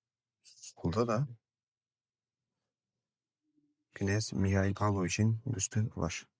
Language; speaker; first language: Turkish; native; Turkish